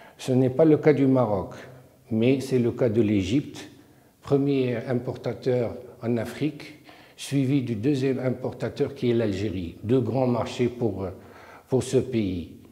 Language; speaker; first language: French; non-native, local second language; Arabic